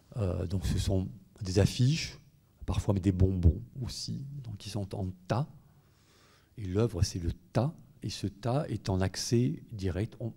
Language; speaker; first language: French; native; French